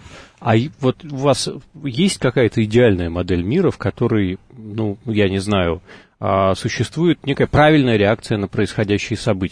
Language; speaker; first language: Russian; native; Russian